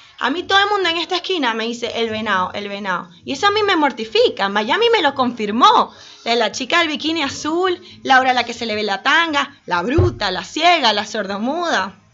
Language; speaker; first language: Spanish; native; Spanish